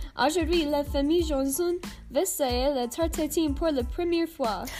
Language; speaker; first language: French; non-native, learner; English